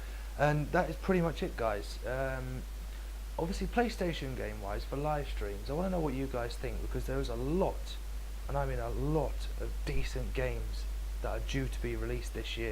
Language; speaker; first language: English; native; English